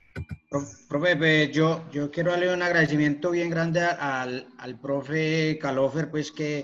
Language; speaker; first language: Spanish; native; Spanish